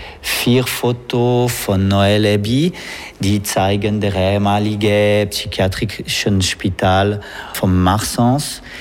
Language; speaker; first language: German; non-native, local second language; French